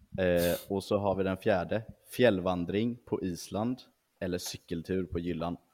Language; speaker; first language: Swedish; native; Swedish